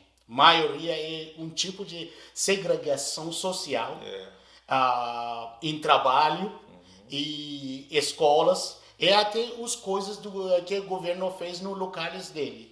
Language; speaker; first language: Portuguese; non-native, learner; Arabic